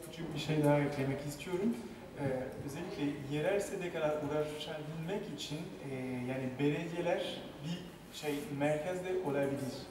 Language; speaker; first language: Turkish; non-native, fluent; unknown